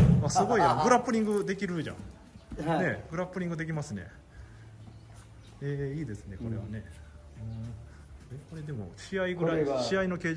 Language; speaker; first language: Japanese; native; Japanese